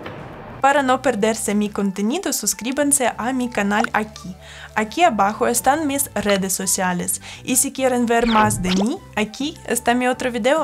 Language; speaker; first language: Spanish; non-native, fluent; Russian